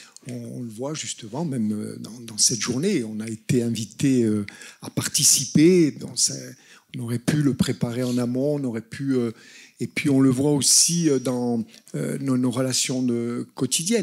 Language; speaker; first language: French; native; French